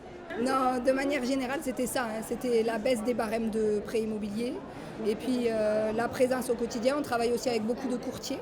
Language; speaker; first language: French; native; French